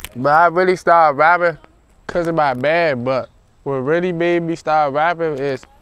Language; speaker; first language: English; native; English